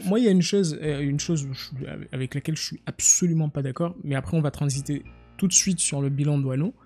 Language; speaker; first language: French; native; French